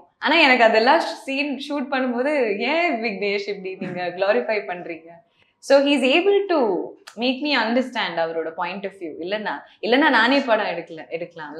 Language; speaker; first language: Tamil; non-native, local second language; Malayalam